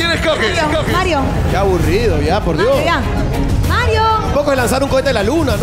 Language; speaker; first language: Spanish; native; Spanish